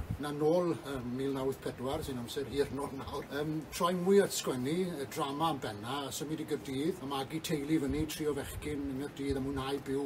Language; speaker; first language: Welsh; native; Welsh